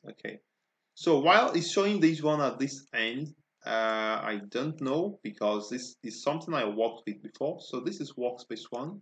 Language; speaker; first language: English; non-native, local second language; Igbo